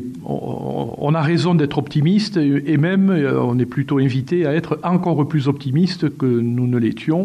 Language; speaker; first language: French; native; French